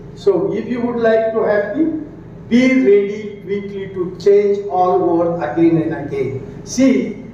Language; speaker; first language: English; non-native, local second language; Marathi